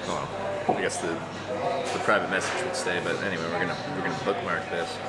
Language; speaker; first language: English; native; English